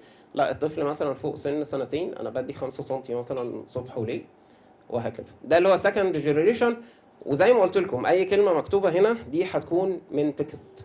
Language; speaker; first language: Arabic; native; Arabic